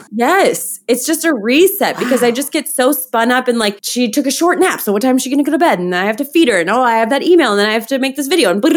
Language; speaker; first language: English; native; English